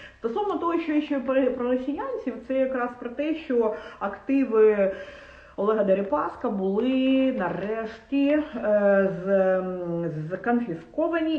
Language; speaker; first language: Ukrainian; non-native, local second language; Russian